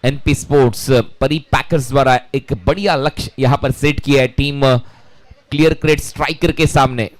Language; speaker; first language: Hindi; non-native, local second language; Marathi